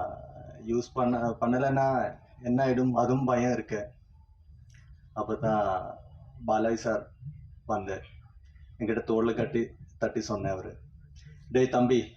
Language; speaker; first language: Tamil; non-native, fluent; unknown